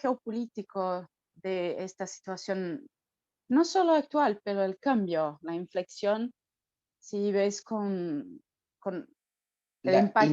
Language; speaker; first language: Spanish; non-native, fluent; Portuguese